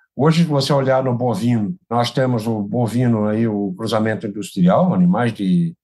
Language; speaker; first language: Portuguese; native; Portuguese